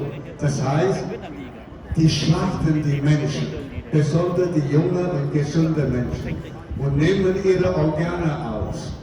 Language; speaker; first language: German; non-native, fluent; Cantonese